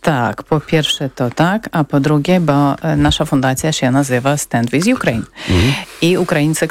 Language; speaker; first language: Polish; non-native, fluent; Ukrainian